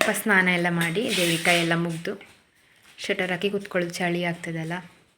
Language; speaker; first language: Kannada; non-native, local second language; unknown